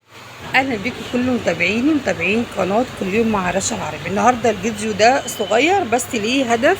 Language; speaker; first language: Arabic; native; Arabic